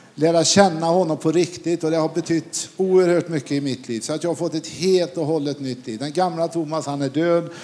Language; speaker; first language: Swedish; native; Swedish